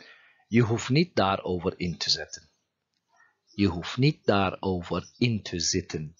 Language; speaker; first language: Dutch; non-native, fluent; Turkish